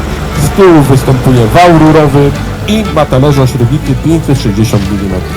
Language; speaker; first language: Polish; native; Polish